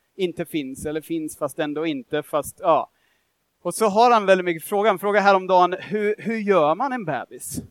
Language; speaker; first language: Swedish; non-native, fluent; English